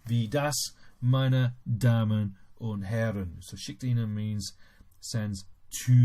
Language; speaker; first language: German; non-native, fluent; English